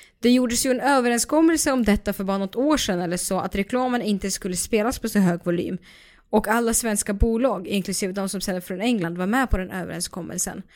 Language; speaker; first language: Swedish; early bilingual, other home language; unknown